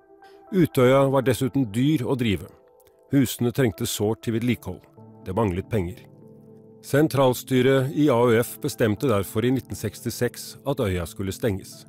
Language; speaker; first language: Norwegian; native; Norwegian